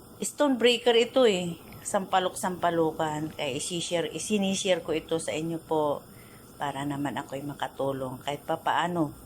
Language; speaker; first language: Filipino; non-native, local second language; Iloko